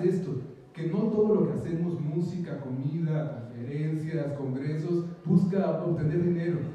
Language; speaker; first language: Spanish; native; Spanish